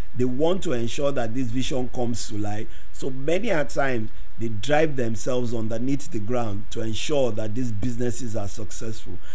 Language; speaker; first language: English; non-native, local second language; Yoruba